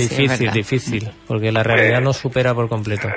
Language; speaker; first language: Spanish; native; Spanish